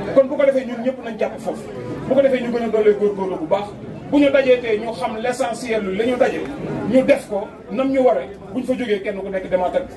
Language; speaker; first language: Wolof; native; Wolof